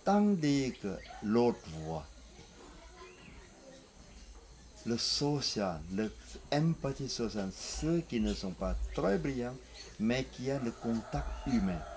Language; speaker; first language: French; non-native, fluent; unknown